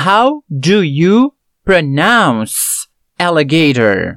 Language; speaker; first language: English; non-native, fluent; Portuguese